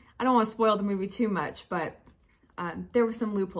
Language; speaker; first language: English; native; English